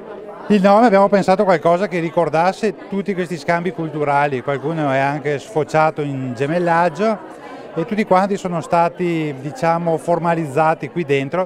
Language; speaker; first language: Italian; native; Italian